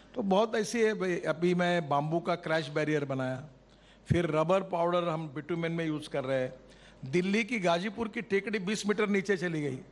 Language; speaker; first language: Hindi; non-native, local second language; Marathi